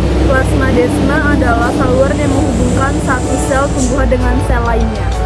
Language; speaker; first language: Indonesian; native; Indonesian